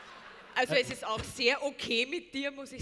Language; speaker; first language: German; native; German